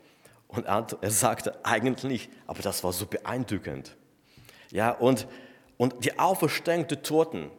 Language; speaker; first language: German; non-native, fluent; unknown